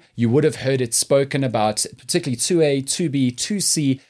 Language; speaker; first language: English; native; English